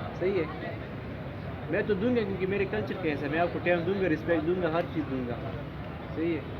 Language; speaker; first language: Urdu; non-native, local second language; Pashto